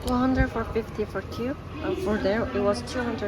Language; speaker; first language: English; non-native, fluent; Korean